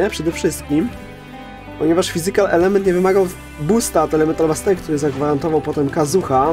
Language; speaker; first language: Polish; native; Polish